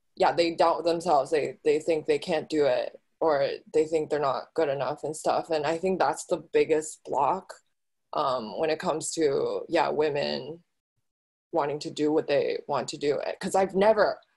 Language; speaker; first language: English; early bilingual, other home language; Chinese